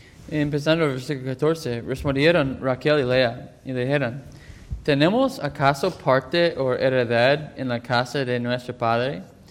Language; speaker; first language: Spanish; non-native, fluent; English